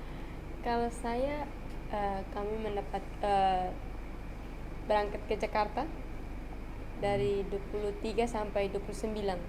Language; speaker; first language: Indonesian; non-native, learner; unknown